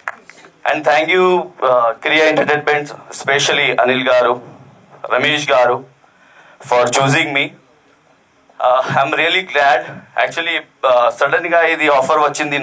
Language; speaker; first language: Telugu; non-native, learner; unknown